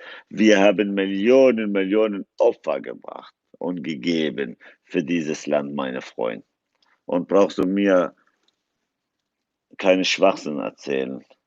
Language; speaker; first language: German; non-native, fluent; Kurdish